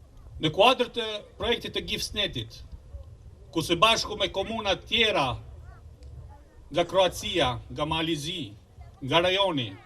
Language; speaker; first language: Albanian; native; Albanian